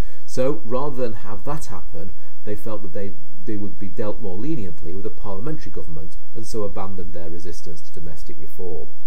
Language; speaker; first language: English; native; English